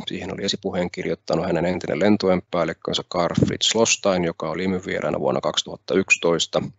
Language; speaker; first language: Finnish; native; Finnish